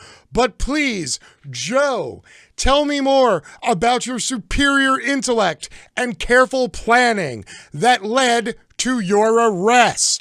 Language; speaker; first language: English; native; English